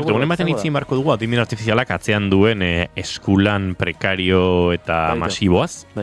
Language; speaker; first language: Basque; native; Basque